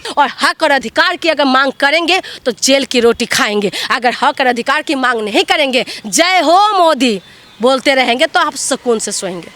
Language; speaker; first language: Hindi; non-native, local second language; Assamese